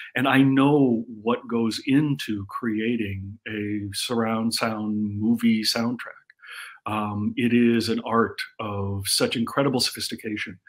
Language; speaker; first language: English; native; English